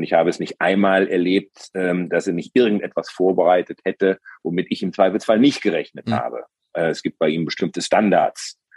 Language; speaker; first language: German; native; German